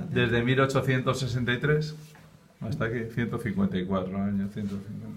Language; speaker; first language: Spanish; native; Spanish